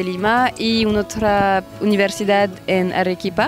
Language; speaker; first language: Spanish; non-native, learner; French